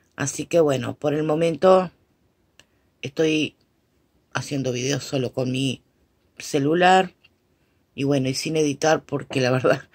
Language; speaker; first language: Spanish; native; Spanish